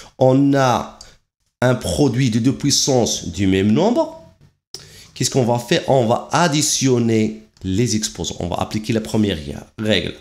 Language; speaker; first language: French; non-native, local second language; Arabic